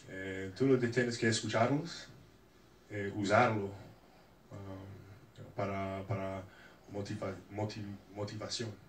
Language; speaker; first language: Spanish; non-native, learner; English